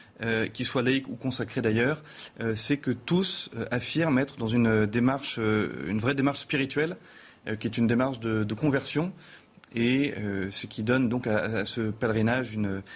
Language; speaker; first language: French; native; French